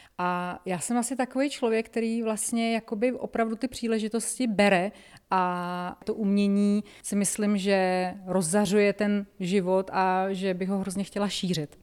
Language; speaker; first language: Czech; native; Czech